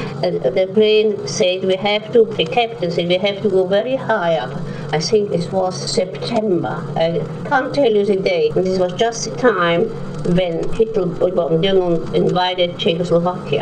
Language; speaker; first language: English; non-native, learner; German